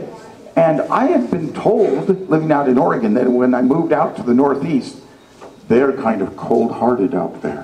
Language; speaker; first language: English; native; English